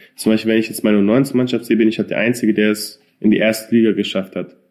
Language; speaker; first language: German; native; German